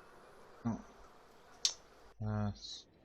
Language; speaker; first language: English; non-native, learner; Polish